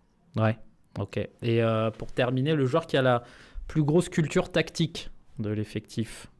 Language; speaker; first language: French; native; French